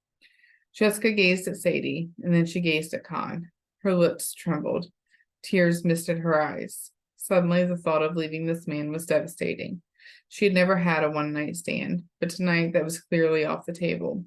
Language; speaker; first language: English; native; English